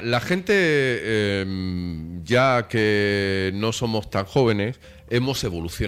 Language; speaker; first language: Spanish; native; Spanish